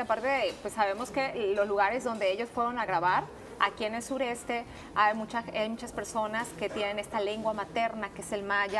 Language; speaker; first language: Spanish; native; Spanish